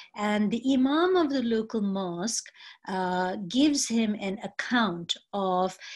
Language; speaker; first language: English; non-native, local second language; Bangla